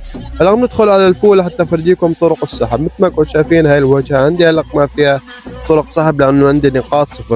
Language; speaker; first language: Arabic; native; Arabic